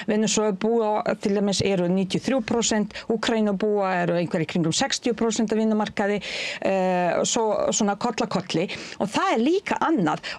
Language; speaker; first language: Icelandic; non-native, fluent; Bosnian